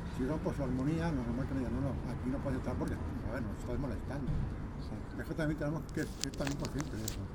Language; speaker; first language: Spanish; native; Spanish